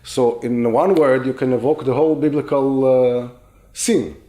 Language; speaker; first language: English; non-native, fluent; Hebrew